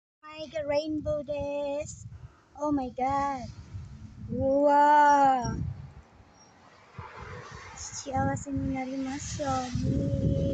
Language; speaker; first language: Japanese; non-native, learner; Filipino